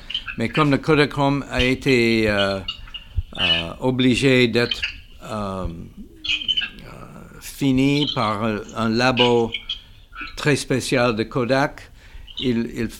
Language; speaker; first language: French; non-native, fluent; English